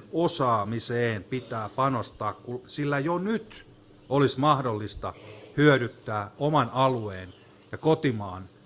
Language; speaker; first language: Finnish; native; Finnish